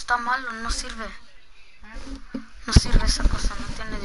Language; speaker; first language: Spanish; early bilingual, heritage; Spanish